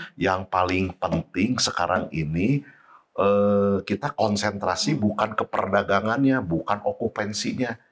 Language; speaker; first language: Indonesian; native; Indonesian